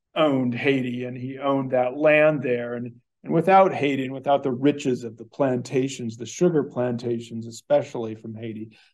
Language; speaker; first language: English; native; English